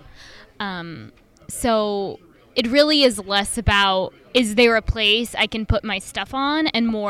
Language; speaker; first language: English; non-native, fluent; French